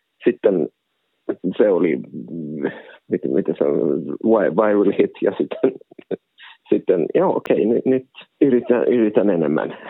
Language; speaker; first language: Finnish; non-native, local second language; Swedish